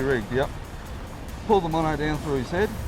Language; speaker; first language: English; native; English